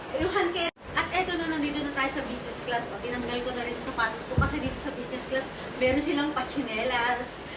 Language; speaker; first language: Filipino; native; Filipino